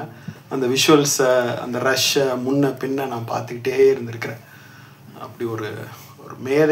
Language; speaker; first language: Tamil; native; Tamil